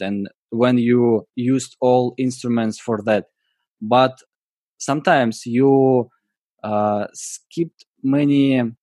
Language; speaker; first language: English; non-native, learner; Russian